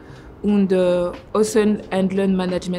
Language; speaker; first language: German; non-native, learner; French